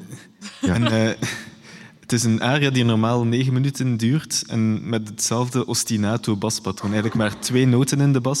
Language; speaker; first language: Dutch; native; Dutch